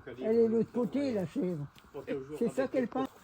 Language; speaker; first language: French; native; French